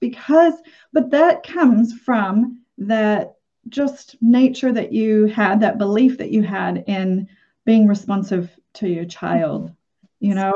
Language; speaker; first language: English; native; English